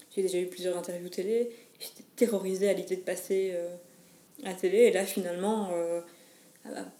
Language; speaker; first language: French; native; French